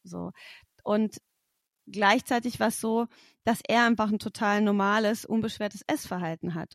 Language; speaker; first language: German; native; German